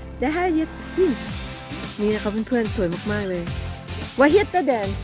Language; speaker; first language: Swedish; non-native, learner; Thai